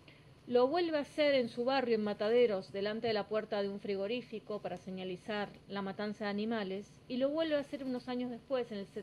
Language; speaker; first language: Spanish; native; Spanish